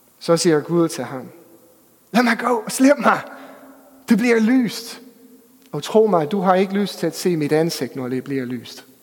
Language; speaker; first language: Danish; non-native, fluent; English